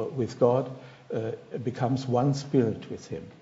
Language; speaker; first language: English; non-native, fluent; German